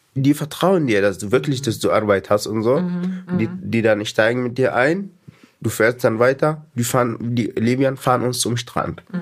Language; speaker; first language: German; non-native, fluent; Arabic